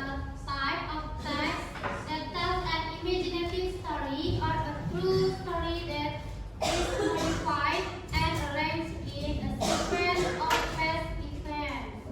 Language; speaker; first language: English; non-native, learner; Indonesian